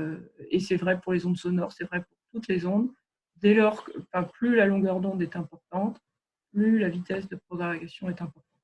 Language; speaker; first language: French; native; French